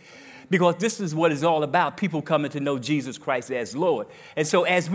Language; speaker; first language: English; native; English